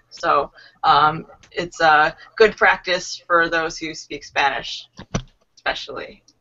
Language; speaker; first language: English; native; English